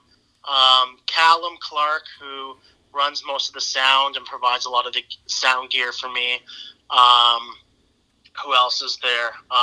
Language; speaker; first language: English; native; English